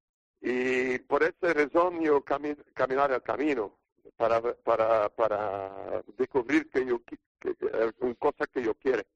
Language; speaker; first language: Spanish; non-native, learner; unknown